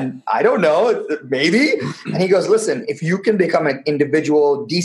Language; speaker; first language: English; non-native, local second language; Tamil